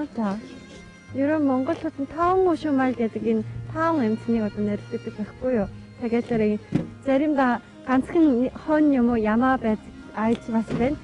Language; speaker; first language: Mongolian; non-native, fluent; Korean